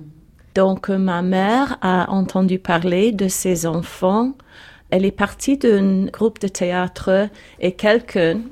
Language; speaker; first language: French; non-native, learner; English